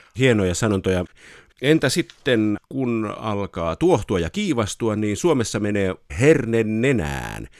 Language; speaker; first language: Finnish; native; Finnish